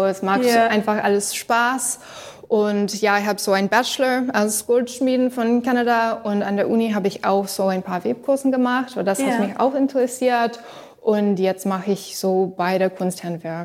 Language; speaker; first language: German; non-native, learner; English